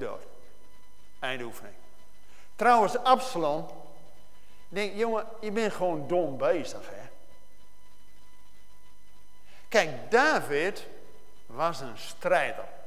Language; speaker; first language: Dutch; native; Dutch